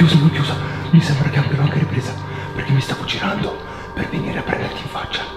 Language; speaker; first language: Italian; native; Italian